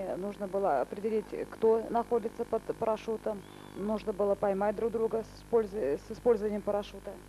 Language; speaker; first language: Russian; native; Russian